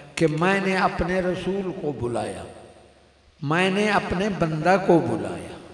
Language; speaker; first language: Urdu; native; Urdu